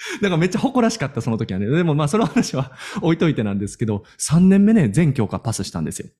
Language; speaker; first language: Japanese; native; Japanese